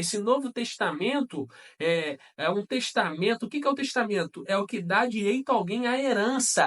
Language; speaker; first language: Portuguese; native; Portuguese